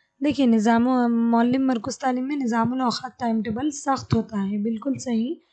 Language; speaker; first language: Urdu; native; Urdu